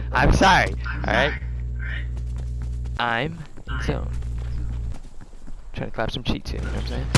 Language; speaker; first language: English; native; English